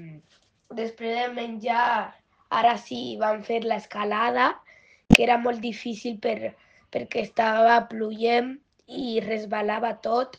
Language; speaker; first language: Catalan; non-native, local second language; Spanish